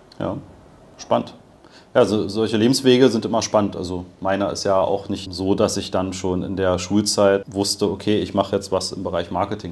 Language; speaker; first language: German; native; German